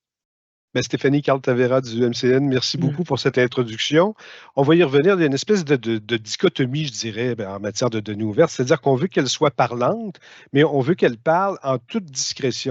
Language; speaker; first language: French; native; French